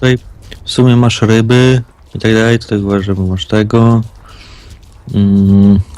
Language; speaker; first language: Polish; native; Polish